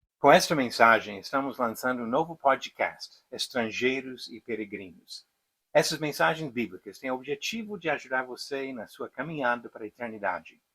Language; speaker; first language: Portuguese; non-native, fluent; English